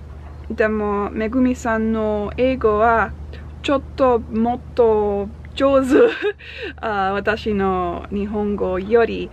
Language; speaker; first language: Japanese; non-native, learner; English